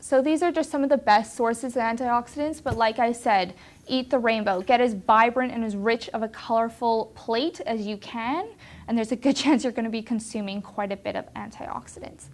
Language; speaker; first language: English; native; English